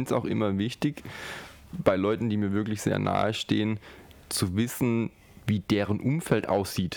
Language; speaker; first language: German; native; German